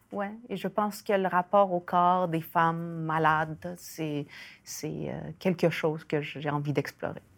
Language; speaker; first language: French; early bilingual, other home language; Spanish